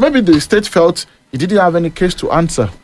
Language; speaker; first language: English; non-native, local second language; Yoruba